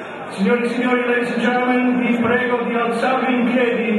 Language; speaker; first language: Italian; early bilingual, heritage; Italian